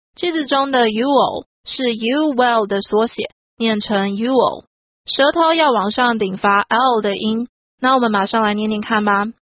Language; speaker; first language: Chinese; native; Chinese